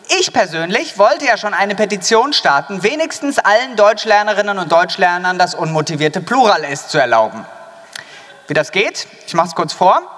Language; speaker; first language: German; native; German